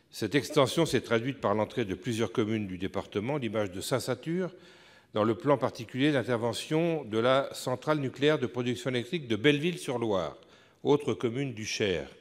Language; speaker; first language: French; native; French